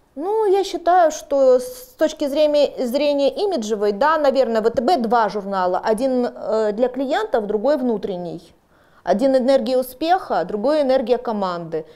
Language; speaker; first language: Russian; native; Russian